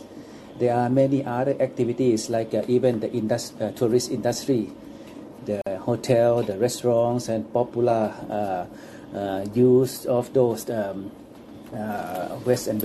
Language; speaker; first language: English; non-native, fluent; Thai